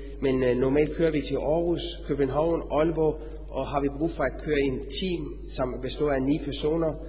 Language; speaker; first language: Danish; non-native, fluent; Persian